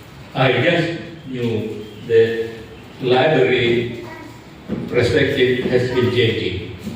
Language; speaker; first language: English; non-native, fluent; Indonesian